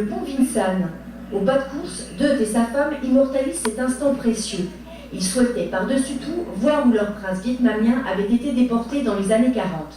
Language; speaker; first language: French; native; French